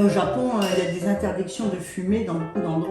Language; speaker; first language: French; native; French